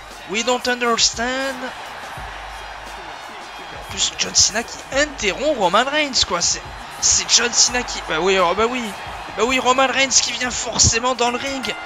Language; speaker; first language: French; native; French